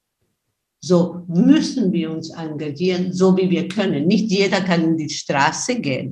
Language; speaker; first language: German; non-native, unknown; Spanish